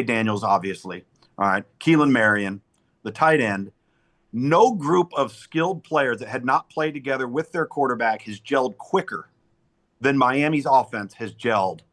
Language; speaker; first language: English; native; English